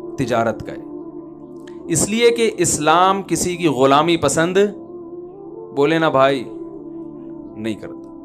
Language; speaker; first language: Urdu; native; Urdu